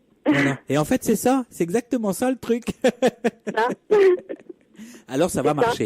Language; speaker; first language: French; native; French